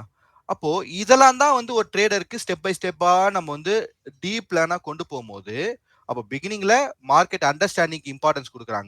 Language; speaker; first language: Tamil; native; Tamil